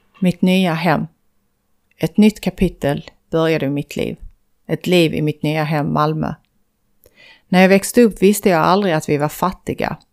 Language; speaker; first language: Swedish; early bilingual, other home language; Persian